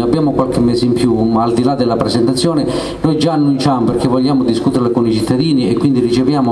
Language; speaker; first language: Italian; native; Italian